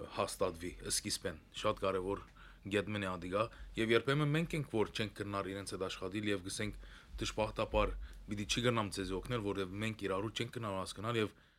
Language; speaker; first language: Armenian; early bilingual, heritage; Armenian